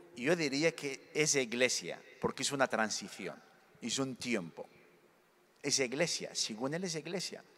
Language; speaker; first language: Spanish; early bilingual, other home language; Berber languages